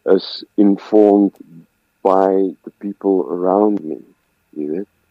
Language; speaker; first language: English; non-native, local second language; Afrikaans